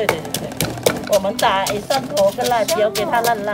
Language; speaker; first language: Chinese; non-native, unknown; Thai